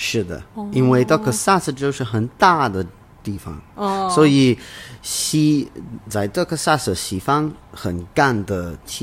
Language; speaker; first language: Chinese; non-native, learner; English